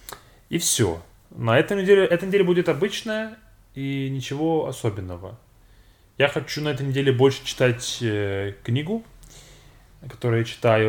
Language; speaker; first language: Russian; non-native, fluent; English